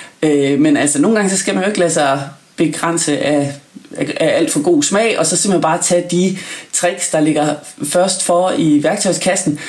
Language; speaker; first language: Danish; native; Danish